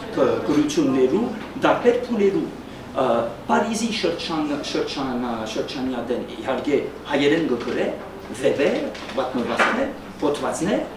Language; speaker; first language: Armenian; early bilingual, heritage; Armenian